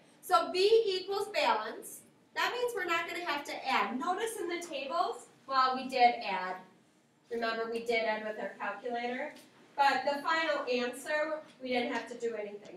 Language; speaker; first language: English; native; English